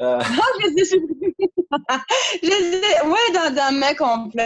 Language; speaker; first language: French; native; French